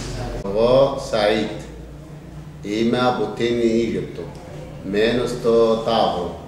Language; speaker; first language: Greek; non-native, learner; Arabic